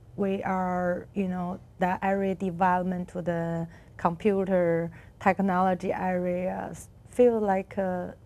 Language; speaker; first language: English; non-native, learner; Chinese